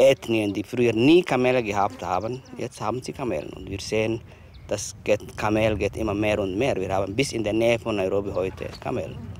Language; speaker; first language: German; non-native, fluent; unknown